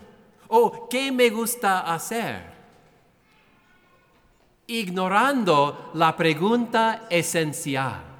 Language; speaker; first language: Spanish; non-native, fluent; English